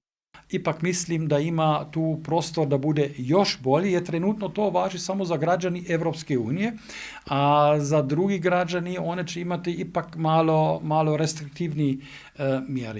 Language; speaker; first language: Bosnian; non-native, learner; German